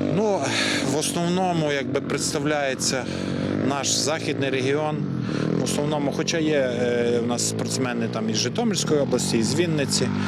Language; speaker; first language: Ukrainian; native; Ukrainian